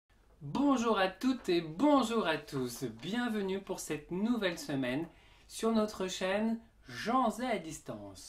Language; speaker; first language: French; native; French